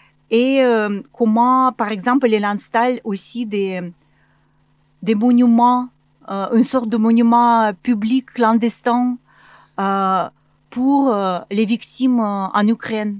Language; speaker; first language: French; non-native, fluent; Russian